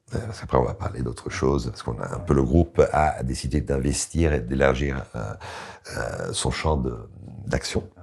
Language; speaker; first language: French; non-native, fluent; Italian